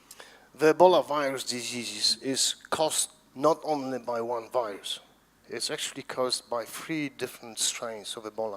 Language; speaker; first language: English; non-native, fluent; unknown